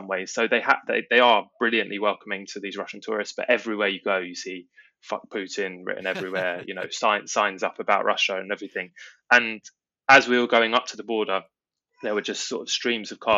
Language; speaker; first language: English; native; English